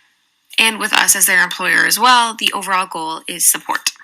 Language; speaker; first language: English; native; English